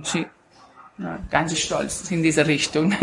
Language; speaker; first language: German; non-native, learner; Spanish